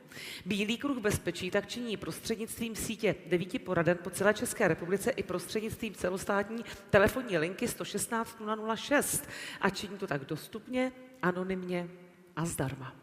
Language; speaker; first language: Czech; native; Czech